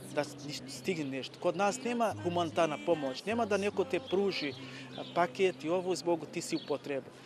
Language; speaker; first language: Bosnian; non-native, learner; Portuguese